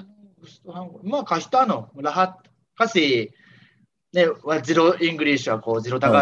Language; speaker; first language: Filipino; non-native, learner; Japanese